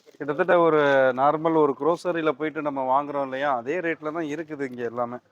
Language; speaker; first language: Tamil; native; Tamil